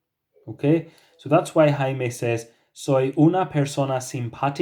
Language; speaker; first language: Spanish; non-native, fluent; English